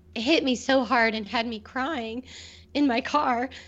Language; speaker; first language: English; native; English